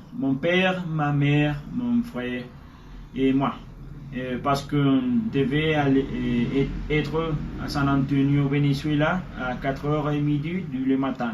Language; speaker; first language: French; non-native, learner; Spanish